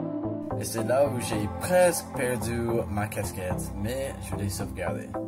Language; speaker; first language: French; non-native, fluent; English